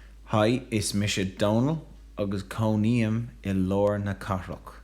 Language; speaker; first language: Irish; non-native, local second language; English